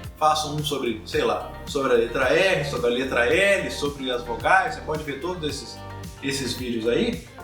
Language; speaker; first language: Portuguese; native; Portuguese